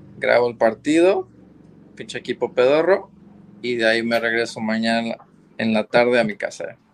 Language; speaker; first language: Spanish; native; Spanish